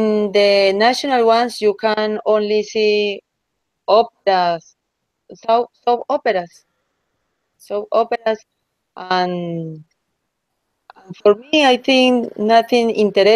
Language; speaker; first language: English; non-native, learner; Spanish